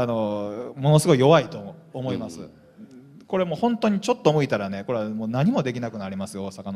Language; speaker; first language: Japanese; native; Japanese